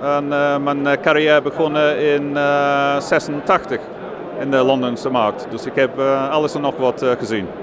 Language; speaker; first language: Dutch; non-native, fluent; English